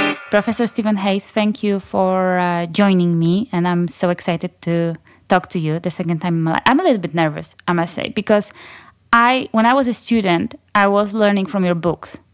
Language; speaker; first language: English; non-native, fluent; Polish